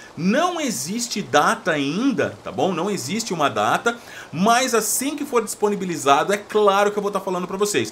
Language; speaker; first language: Portuguese; native; Portuguese